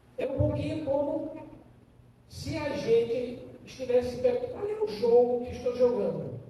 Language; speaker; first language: Portuguese; non-native, fluent; German